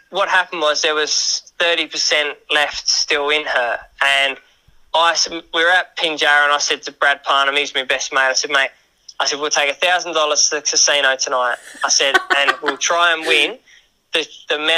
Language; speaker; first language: English; native; English